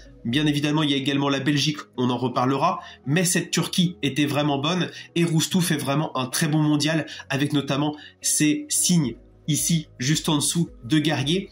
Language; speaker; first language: French; native; French